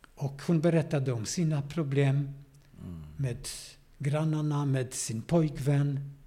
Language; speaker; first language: Swedish; non-native, fluent; Polish